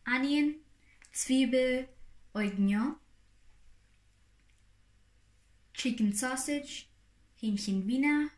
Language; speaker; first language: German; non-native, learner; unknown